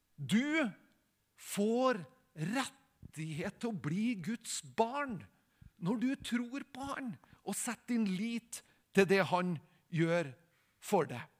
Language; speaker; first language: Norwegian; native; Norwegian